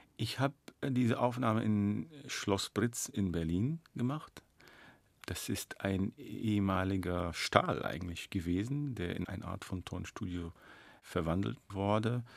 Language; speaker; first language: German; non-native, fluent; Arabic